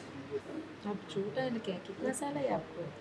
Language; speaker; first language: Hindi; non-native, local second language; Telugu